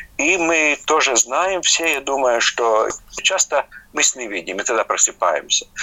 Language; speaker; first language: Russian; non-native, local second language; Latvian